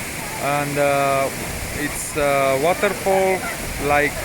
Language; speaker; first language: English; non-native, learner; Romanian